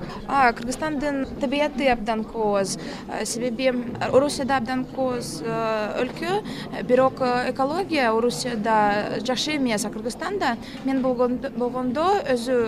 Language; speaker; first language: Kyrgyz; non-native, learner; Russian